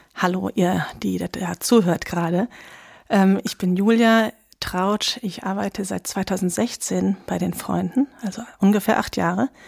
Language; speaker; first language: German; native; German